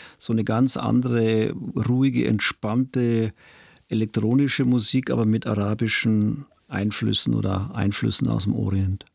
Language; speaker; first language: German; native; German